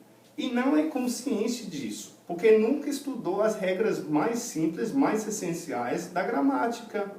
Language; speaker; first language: Portuguese; non-native, fluent; English